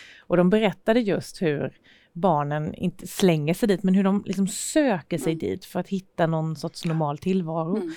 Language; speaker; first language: Swedish; native; Swedish